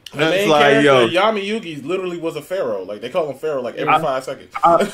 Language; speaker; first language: English; native; English